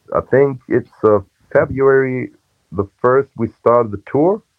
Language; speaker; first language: English; non-native, fluent; German